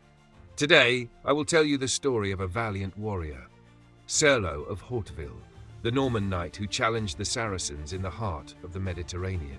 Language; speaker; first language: English; non-native, fluent; Italian